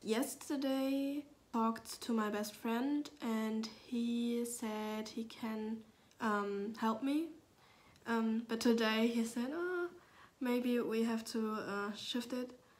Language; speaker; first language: English; non-native, fluent; German